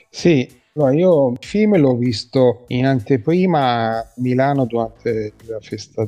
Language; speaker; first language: Italian; native; Italian